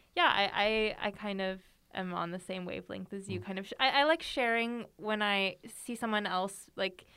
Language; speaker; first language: English; native; English